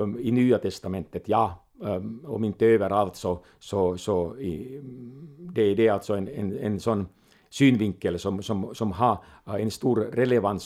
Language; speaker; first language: Swedish; non-native, local second language; Finnish